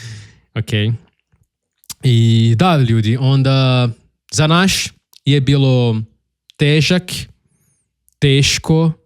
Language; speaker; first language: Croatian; non-native, learner; Portuguese